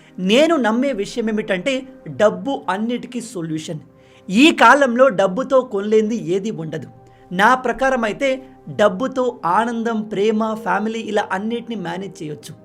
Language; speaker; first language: Telugu; non-native, local second language; Lambadi